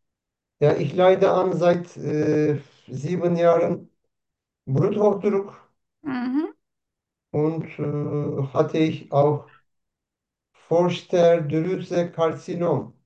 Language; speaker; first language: German; non-native, learner; Turkish